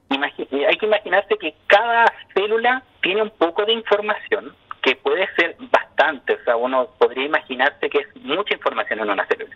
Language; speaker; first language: Spanish; native; Spanish